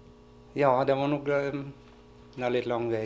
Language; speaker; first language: Swedish; early bilingual, heritage; Swedish